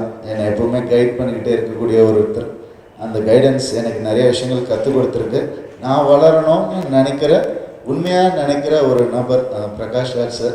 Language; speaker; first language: Tamil; native; Tamil